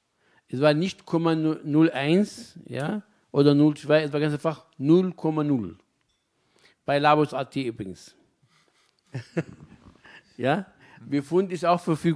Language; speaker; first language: German; non-native, fluent; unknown